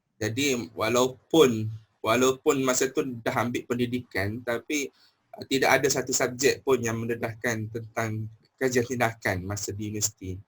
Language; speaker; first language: Malay; native; Malay